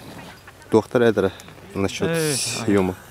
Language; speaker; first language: Russian; non-native, local second language; Yakut